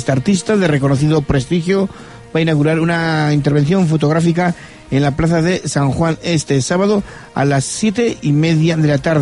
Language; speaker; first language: Spanish; native; Spanish